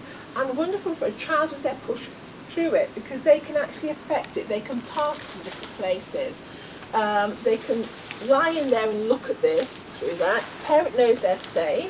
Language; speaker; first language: English; native; English